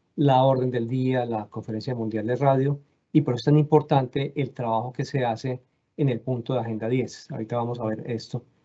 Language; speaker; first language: Spanish; native; Spanish